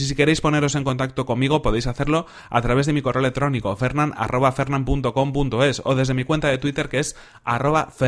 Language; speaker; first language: Spanish; native; Spanish